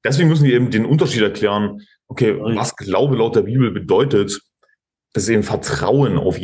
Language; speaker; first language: German; native; German